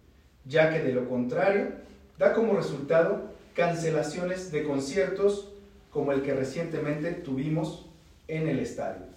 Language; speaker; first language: Spanish; native; Spanish